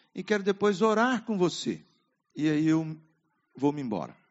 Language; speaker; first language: Portuguese; native; Portuguese